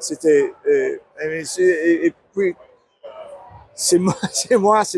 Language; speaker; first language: French; non-native, learner; English